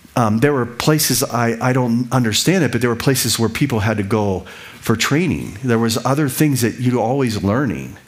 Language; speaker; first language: English; native; English